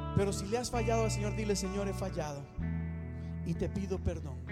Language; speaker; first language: Spanish; native; Spanish